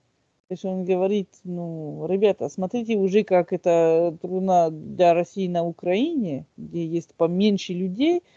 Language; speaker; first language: Russian; non-native, fluent; French